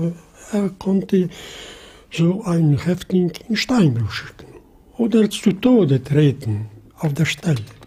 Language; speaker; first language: German; non-native, fluent; Polish